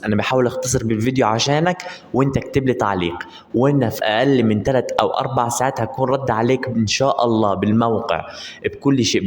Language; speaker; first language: Arabic; native; Arabic